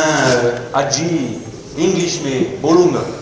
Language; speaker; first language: Hindi; non-native, learner; French